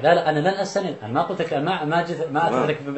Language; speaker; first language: Arabic; native; Arabic